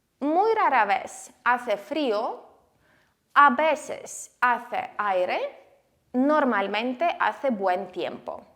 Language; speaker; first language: Spanish; non-native, fluent; Ukrainian